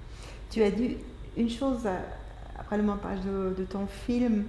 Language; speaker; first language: French; non-native, fluent; German